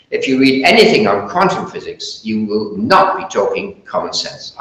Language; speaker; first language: English; native; English